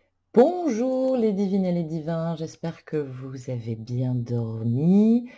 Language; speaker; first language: French; native; French